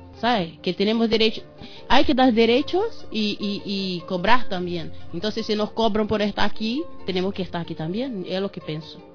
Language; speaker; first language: Spanish; non-native, fluent; Portuguese